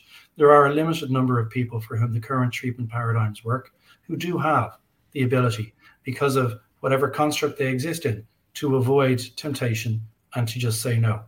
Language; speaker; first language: English; native; English